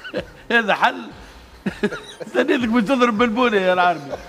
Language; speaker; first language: Arabic; native; Arabic